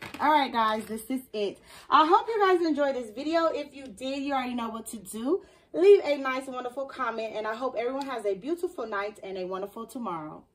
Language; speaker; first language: English; native; English